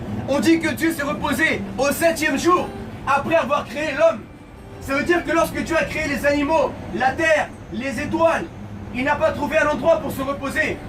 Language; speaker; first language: French; native; French